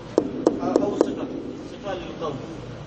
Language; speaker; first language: Arabic; non-native, learner; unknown